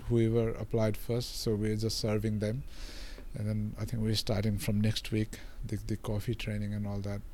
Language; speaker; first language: English; non-native, local second language; Nepali